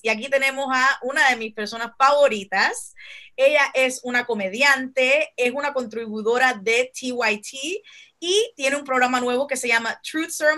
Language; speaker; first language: Spanish; early bilingual, heritage; Spanish